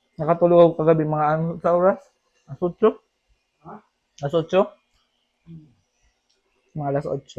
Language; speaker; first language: Filipino; native; Filipino